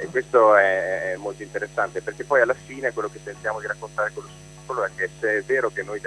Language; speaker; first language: Italian; native; Italian